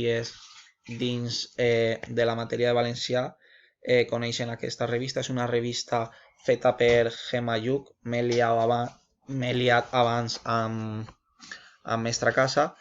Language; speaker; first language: Catalan; non-native, local second language; Spanish